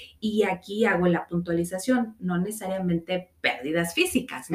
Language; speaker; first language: Spanish; native; Spanish